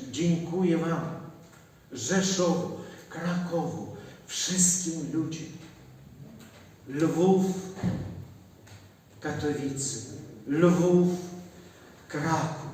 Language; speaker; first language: Polish; non-native, learner; Ukrainian